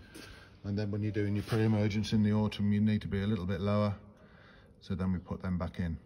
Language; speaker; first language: English; native; English